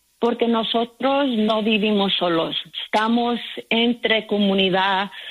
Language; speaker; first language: Spanish; early bilingual, heritage; Spanish